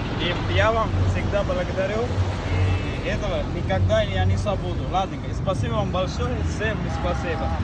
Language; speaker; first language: Russian; non-native, learner; Sinhala